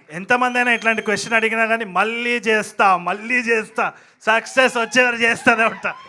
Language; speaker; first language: Telugu; native; Telugu